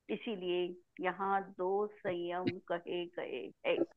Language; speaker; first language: Hindi; non-native, local second language; Marathi